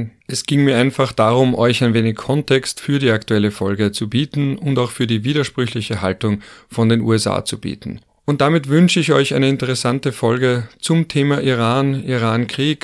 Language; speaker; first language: German; native; German